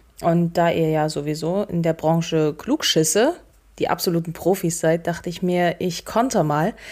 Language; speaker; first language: German; native; German